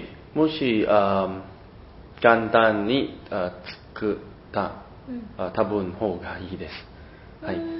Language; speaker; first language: Japanese; non-native, learner; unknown